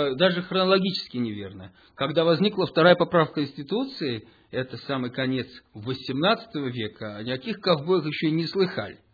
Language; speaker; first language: Russian; early bilingual, heritage; Russian